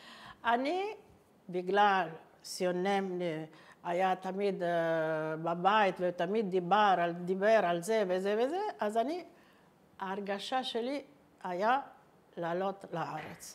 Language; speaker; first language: Hebrew; non-native, fluent; Italian